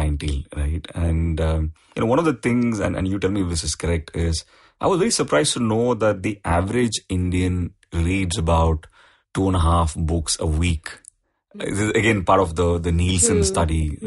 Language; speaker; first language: English; non-native, local second language; Tamil